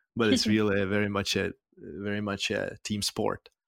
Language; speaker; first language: English; non-native, fluent; Czech